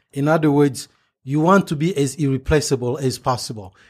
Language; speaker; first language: English; non-native, fluent; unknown